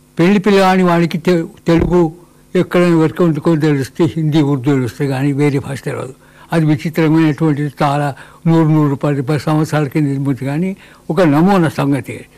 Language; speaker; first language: Telugu; non-native, local second language; Marathi